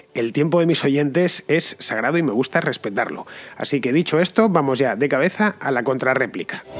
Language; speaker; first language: Spanish; native; Spanish